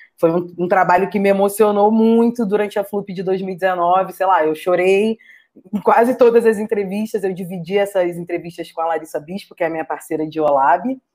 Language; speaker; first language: Portuguese; native; Portuguese